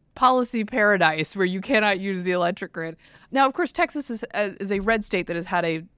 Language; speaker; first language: English; native; English